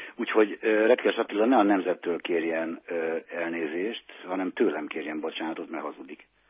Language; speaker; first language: Hungarian; native; Hungarian